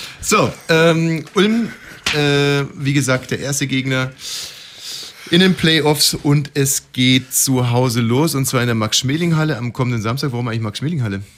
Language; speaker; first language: German; native; German